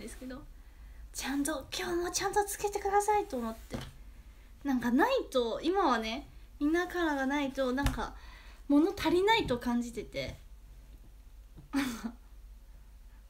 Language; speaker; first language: Japanese; non-native, fluent; Chinese